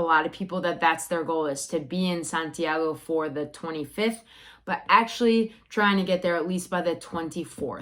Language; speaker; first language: English; native; English